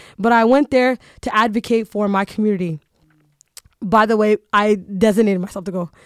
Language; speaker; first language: English; early bilingual, other home language; Somali